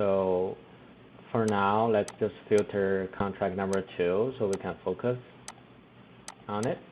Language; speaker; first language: English; non-native, fluent; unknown